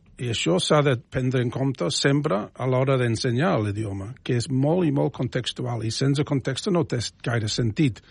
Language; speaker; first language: Catalan; non-native, fluent; English